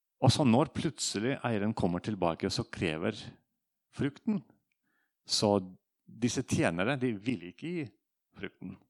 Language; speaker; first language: Norwegian; non-native, fluent; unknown